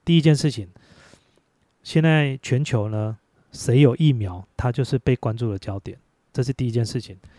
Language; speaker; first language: Chinese; native; Chinese